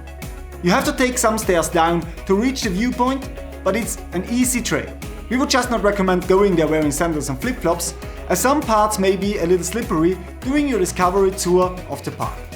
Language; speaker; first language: English; non-native, fluent; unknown